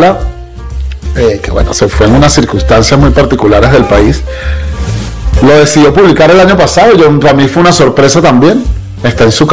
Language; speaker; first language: Spanish; native; Spanish